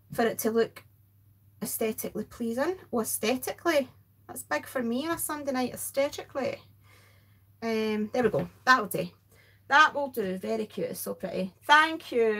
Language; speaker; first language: English; native; English